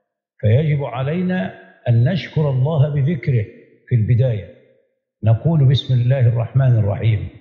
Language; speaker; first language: Arabic; native; Arabic